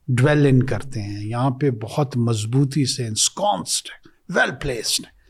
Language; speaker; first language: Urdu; non-native, local second language; Pashto